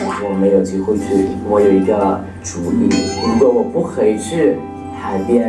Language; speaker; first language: Chinese; non-native, learner; Thai